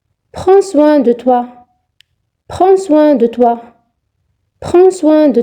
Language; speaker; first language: French; non-native, fluent; Arabic